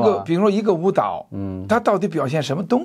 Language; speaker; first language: Chinese; native; Chinese